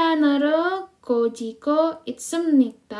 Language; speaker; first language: Korean; non-native, fluent; Indonesian